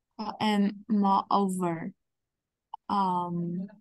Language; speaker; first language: English; non-native, learner; Vietnamese